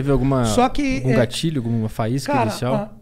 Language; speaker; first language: Portuguese; native; Portuguese